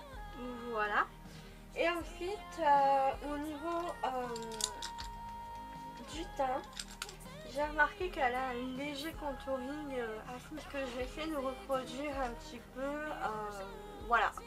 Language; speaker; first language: French; native; French